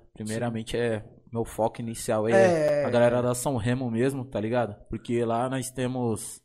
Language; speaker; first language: Portuguese; native; Portuguese